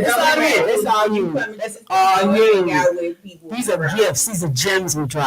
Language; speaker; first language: English; native; English